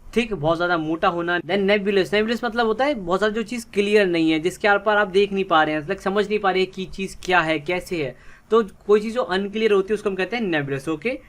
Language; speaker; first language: Hindi; native; Hindi